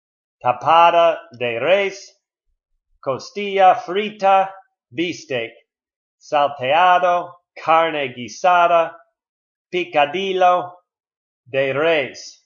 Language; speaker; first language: Spanish; non-native, learner; English